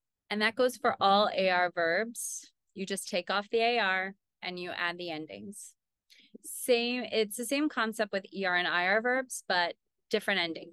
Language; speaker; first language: English; native; English